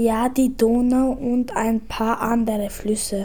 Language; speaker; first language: German; early bilingual, other home language; Serbian